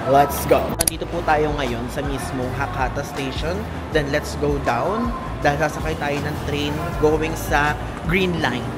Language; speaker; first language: Filipino; native; Filipino